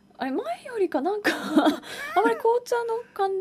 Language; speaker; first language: Japanese; native; Japanese